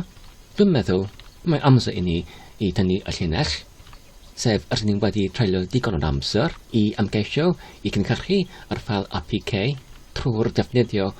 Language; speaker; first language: Welsh; non-native, learner; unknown